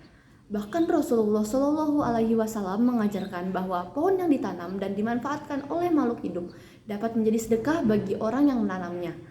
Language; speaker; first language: Indonesian; native; Indonesian